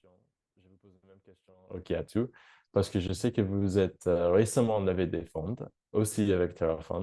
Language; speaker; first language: French; non-native, fluent; English